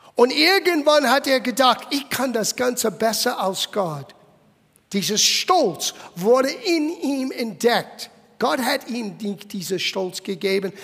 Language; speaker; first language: German; non-native, fluent; English